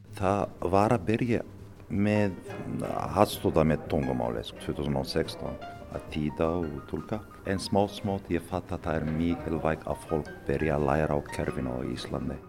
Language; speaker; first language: Icelandic; non-native, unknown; Arabic